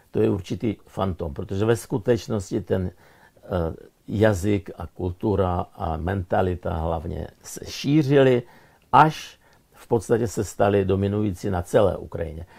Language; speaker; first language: Czech; non-native, fluent; Ukrainian